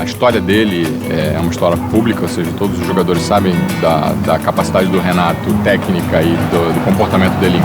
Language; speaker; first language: Portuguese; native; Portuguese